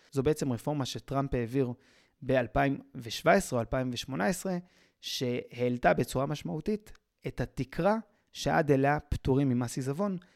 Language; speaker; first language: Hebrew; native; Hebrew